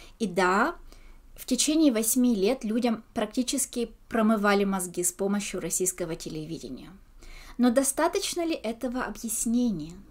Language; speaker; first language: Russian; early bilingual, heritage; Russian